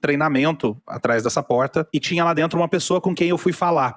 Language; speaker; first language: Portuguese; native; Portuguese